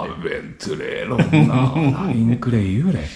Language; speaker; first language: Spanish; non-native, learner; Japanese